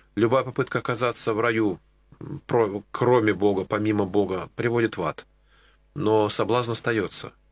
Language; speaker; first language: Russian; native; Russian